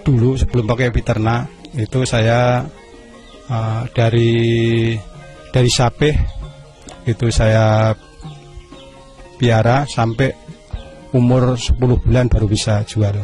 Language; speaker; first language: Indonesian; non-native, local second language; Javanese